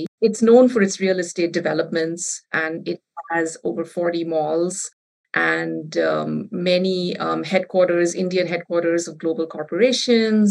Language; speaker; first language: English; non-native, local second language; Bangla